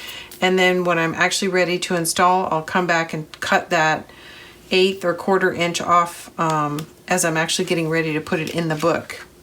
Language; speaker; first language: English; native; English